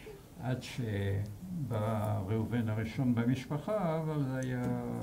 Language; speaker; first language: Hebrew; non-native, fluent; Hungarian